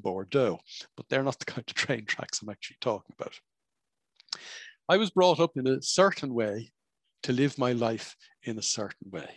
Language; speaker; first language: English; native; English